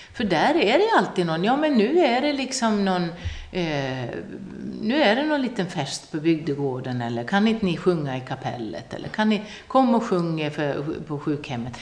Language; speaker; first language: Swedish; non-native, local second language; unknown